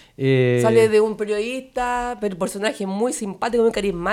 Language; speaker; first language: Spanish; native; Spanish